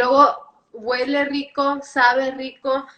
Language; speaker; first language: Spanish; early bilingual, heritage; Spanish